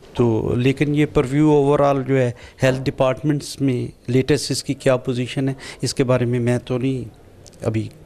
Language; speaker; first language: Urdu; non-native, local second language; Punjabi